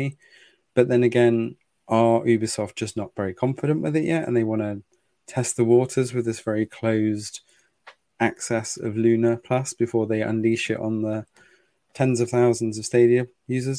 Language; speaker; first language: English; native; English